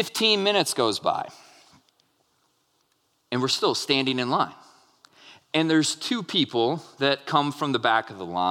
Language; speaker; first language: English; native; English